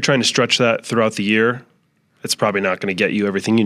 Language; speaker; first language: English; native; English